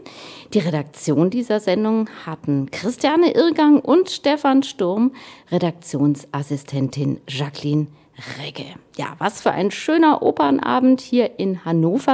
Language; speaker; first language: German; native; German